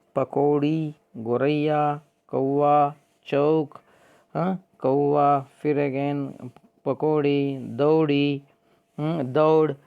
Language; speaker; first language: Hindi; non-native, local second language; Kannada